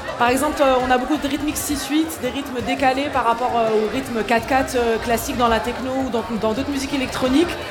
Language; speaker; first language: French; early bilingual, other home language; Arabic